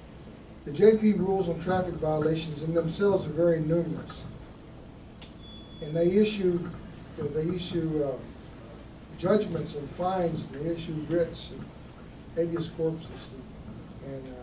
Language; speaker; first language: English; native; English